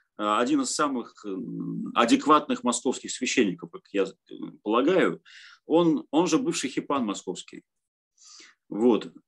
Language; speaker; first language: Russian; native; Russian